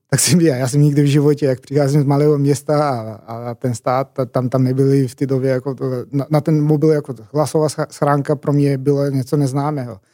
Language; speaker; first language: Czech; non-native, fluent; Macedonian